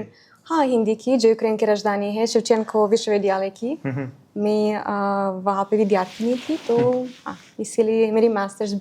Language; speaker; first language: Hindi; non-native, fluent; Ukrainian